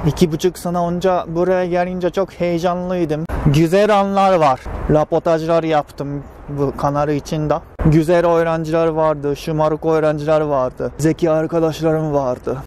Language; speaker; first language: Turkish; non-native, fluent; Japanese